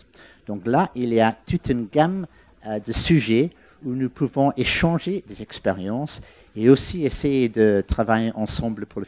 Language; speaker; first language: French; non-native, fluent; English